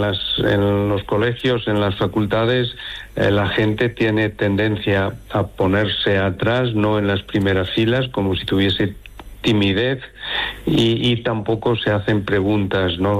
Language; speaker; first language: Spanish; native; Spanish